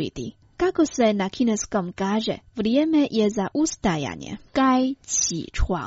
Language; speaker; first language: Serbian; non-native, fluent; Chinese